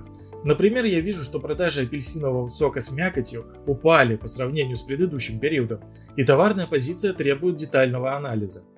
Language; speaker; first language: Russian; native; Russian